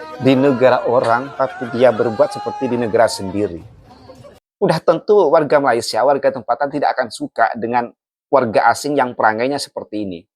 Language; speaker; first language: Indonesian; native; Indonesian